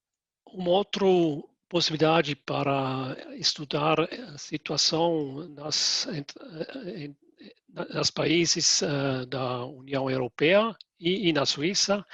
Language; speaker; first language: Portuguese; non-native, fluent; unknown